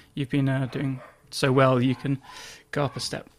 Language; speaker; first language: English; native; English